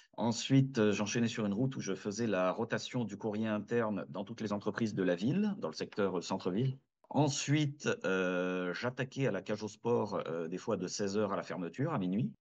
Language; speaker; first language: French; native; French